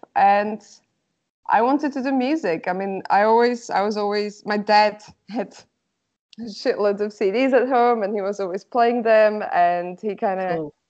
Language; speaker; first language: English; non-native, fluent; Slovak